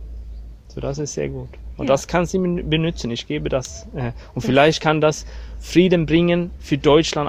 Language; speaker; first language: German; non-native, learner; Swedish